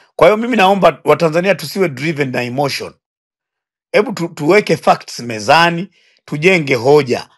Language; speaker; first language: Swahili; native; Swahili